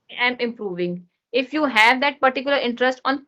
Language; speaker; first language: English; non-native, learner; Hindi